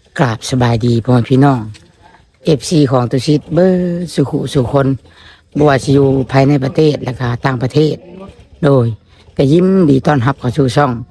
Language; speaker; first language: Thai; non-native, local second language; Lao